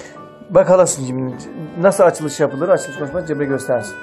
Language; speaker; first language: Turkish; native; Turkish